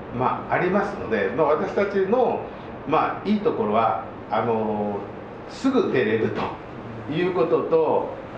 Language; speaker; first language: Japanese; native; Japanese